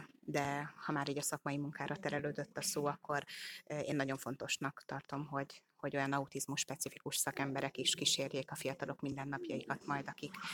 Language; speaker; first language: Hungarian; native; Hungarian